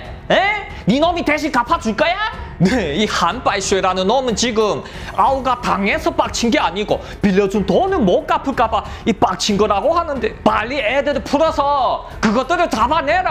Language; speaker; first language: Korean; native; Korean